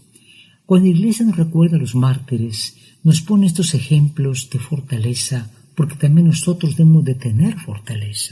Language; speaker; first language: Spanish; native; Spanish